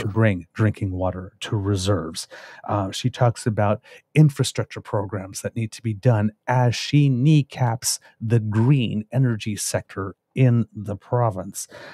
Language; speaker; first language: English; native; English